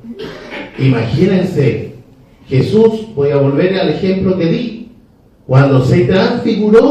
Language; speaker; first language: Spanish; native; Spanish